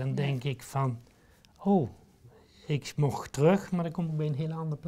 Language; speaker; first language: Dutch; native; Dutch